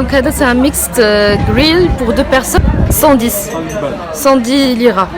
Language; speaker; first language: French; non-native, local second language; Arabic